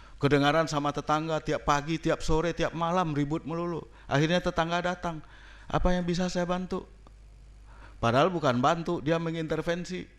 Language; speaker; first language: Indonesian; non-native, local second language; Minangkabau